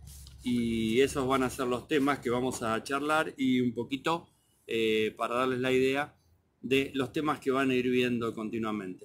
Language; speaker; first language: Spanish; native; Spanish